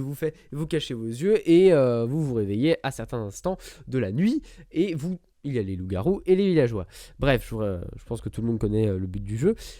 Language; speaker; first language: French; native; French